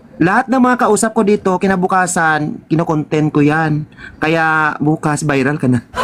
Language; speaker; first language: Filipino; non-native, local second language; Hiligaynon